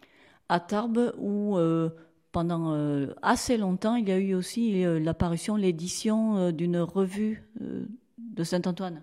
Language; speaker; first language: French; native; French